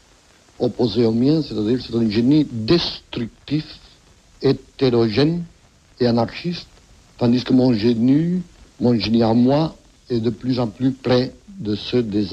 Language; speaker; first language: French; non-native, fluent; Catalan